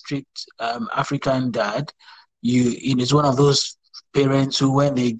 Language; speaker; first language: English; non-native, local second language; Yoruba